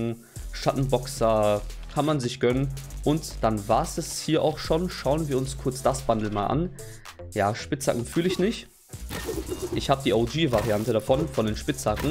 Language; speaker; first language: German; native; German